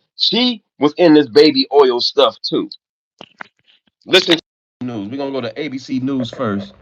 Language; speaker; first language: English; native; English